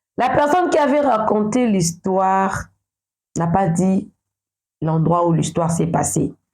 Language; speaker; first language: French; non-native, local second language; Lingala